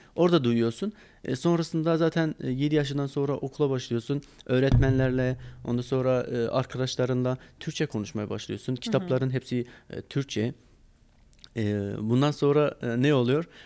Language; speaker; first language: Turkish; non-native, local second language; Kurdish